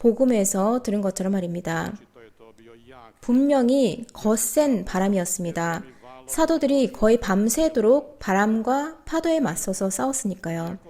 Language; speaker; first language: Korean; native; Korean